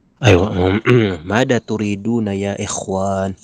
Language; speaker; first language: Arabic; non-native, learner; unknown